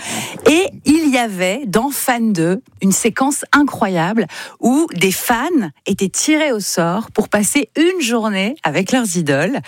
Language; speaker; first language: French; native; French